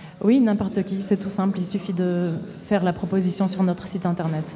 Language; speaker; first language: French; native; French